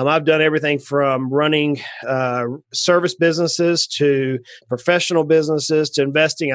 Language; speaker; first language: English; native; English